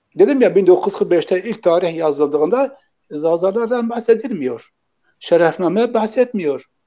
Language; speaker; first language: Turkish; non-native, local second language; Kurdish